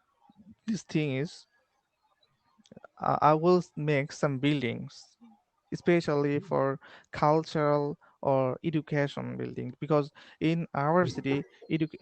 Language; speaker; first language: English; non-native, learner; Bangla